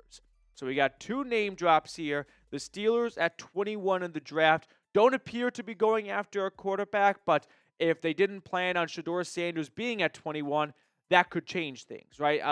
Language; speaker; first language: English; native; English